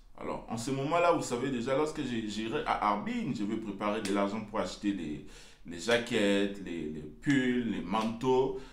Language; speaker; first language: French; non-native, local second language; Lingala